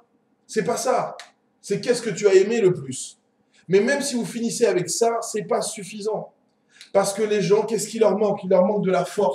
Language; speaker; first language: French; native; French